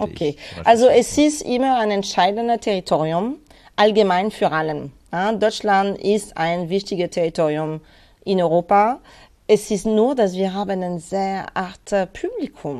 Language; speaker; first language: German; non-native, fluent; French